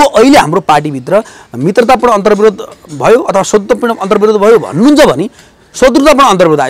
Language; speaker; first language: Nepali; native; Nepali